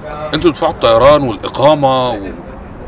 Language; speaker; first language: Arabic; native; Arabic